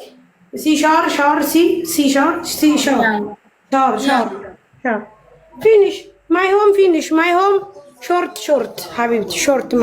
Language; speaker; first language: English; non-native, learner; Amharic